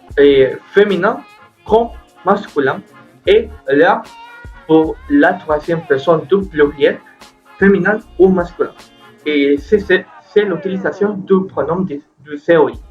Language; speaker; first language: French; non-native, learner; Spanish